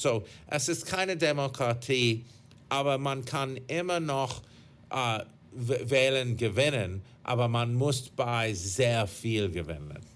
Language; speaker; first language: German; non-native, fluent; English